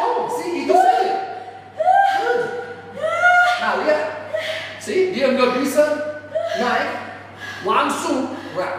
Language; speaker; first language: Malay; non-native, fluent; English